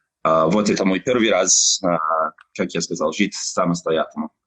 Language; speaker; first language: Russian; non-native, learner; English